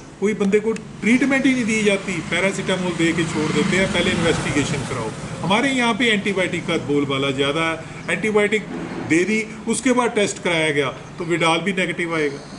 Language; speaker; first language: Hindi; non-native, local second language; Punjabi